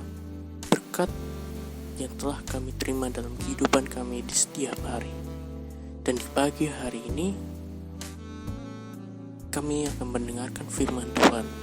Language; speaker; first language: Indonesian; native; Indonesian